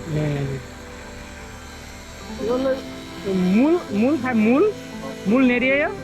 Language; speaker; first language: Korean; non-native, learner; Bangla